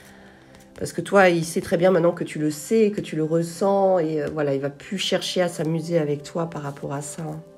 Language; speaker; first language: French; native; French